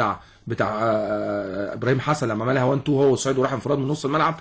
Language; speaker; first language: Arabic; native; Arabic